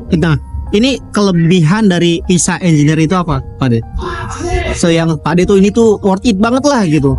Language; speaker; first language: Indonesian; native; Indonesian